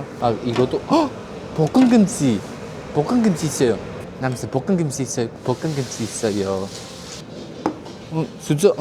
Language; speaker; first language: Korean; non-native, fluent; Mongolian